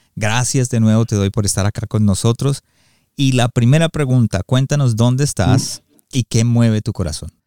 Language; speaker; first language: Spanish; early bilingual, heritage; Spanish